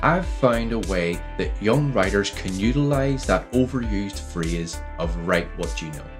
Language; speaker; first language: English; native; English